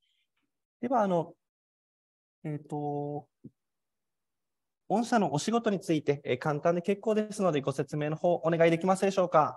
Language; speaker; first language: Japanese; native; Japanese